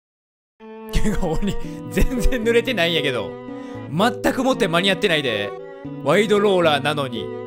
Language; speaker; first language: Japanese; native; Japanese